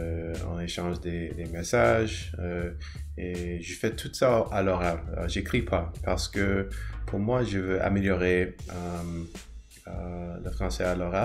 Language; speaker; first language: French; non-native, learner; English